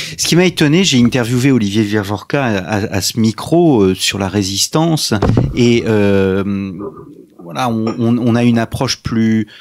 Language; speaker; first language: French; native; French